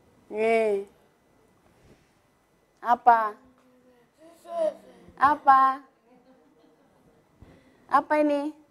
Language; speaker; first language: Indonesian; native; Indonesian